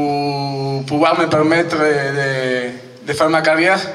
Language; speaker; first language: French; non-native, fluent; Spanish